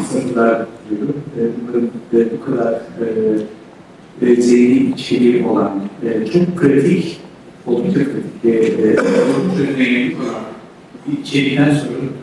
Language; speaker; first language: Turkish; native; Turkish